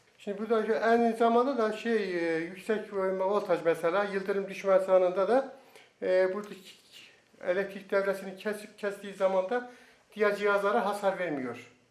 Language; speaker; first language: Turkish; native; Turkish